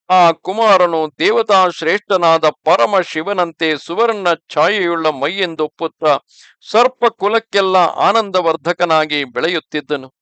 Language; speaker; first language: Kannada; native; Kannada